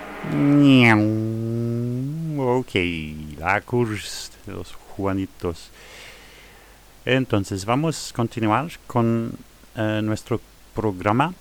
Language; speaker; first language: Spanish; non-native, fluent; German